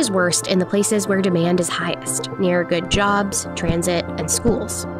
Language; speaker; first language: English; native; English